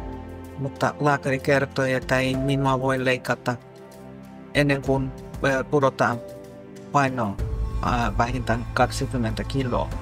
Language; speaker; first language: Finnish; non-native, fluent; Spanish